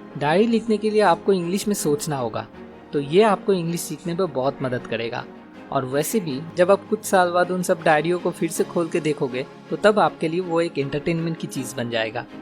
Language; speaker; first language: Hindi; native; Hindi